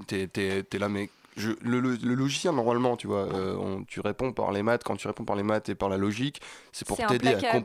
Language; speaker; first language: French; native; French